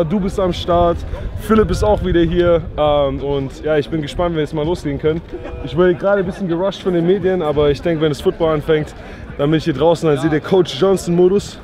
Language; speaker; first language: German; native; German